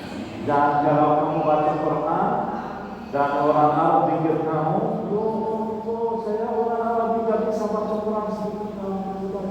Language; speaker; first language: Indonesian; non-native, learner; Arabic